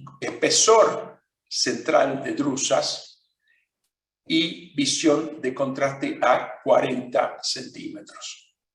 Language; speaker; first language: Spanish; non-native, fluent; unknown